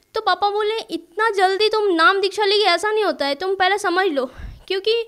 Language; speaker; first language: Hindi; native; Hindi